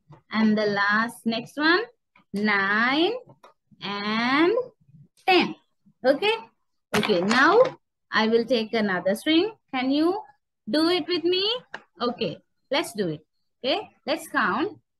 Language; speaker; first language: English; non-native, local second language; Sinhala